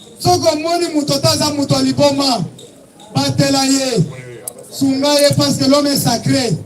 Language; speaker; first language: Lingala; native; Lingala